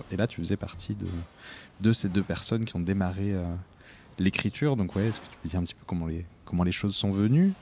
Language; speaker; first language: French; native; French